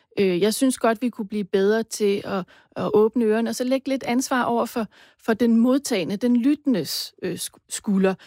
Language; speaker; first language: Danish; native; Danish